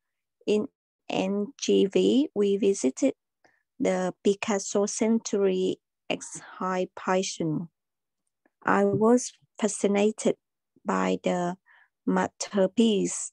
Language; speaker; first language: English; non-native, learner; Vietnamese